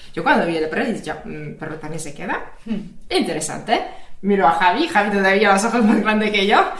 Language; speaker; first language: Spanish; non-native, fluent; Polish